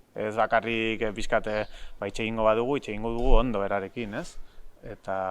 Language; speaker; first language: Basque; non-native, local second language; Spanish